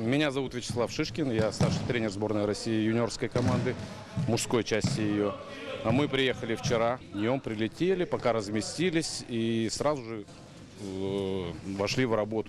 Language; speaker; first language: Russian; native; Russian